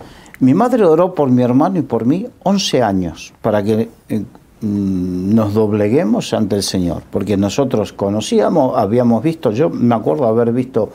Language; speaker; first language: Spanish; native; Spanish